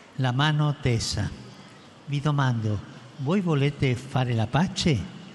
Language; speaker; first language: Italian; non-native, fluent; Spanish